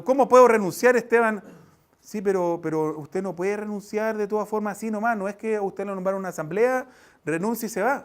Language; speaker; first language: Spanish; native; Spanish